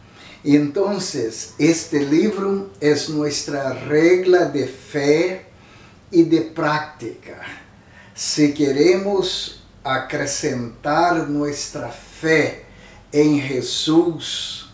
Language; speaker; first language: Spanish; non-native, fluent; Portuguese